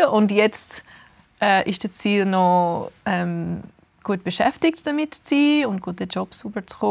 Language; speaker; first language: German; early bilingual, heritage; English